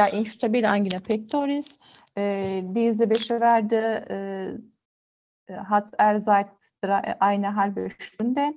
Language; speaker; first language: German; non-native, learner; Turkish